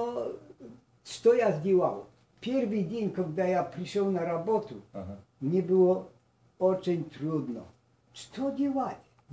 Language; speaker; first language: Russian; non-native, learner; Polish